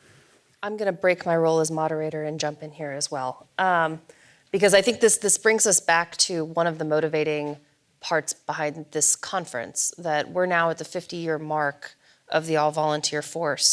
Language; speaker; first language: English; native; English